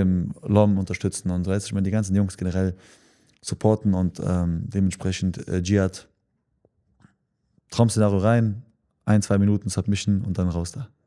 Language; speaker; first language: German; early bilingual, other home language; Chechen